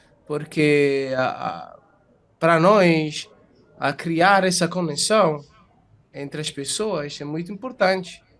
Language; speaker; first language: Portuguese; non-native, fluent; Italian